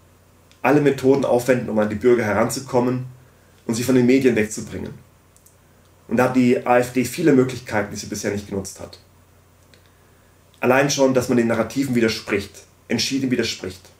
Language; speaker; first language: German; native; German